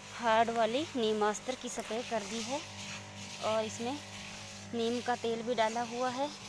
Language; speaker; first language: Hindi; native; Hindi